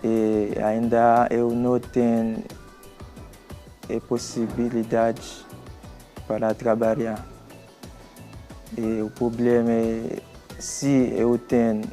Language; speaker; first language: Portuguese; non-native, learner; Haitian Creole